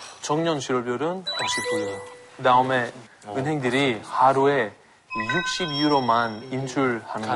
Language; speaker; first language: Korean; non-native, fluent; Greek